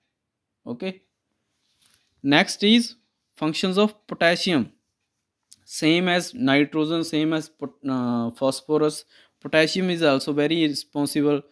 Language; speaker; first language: English; non-native, local second language; Punjabi